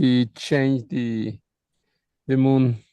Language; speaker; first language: English; non-native, learner; Spanish